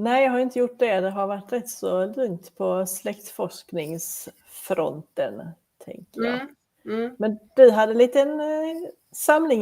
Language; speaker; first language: Swedish; native; Swedish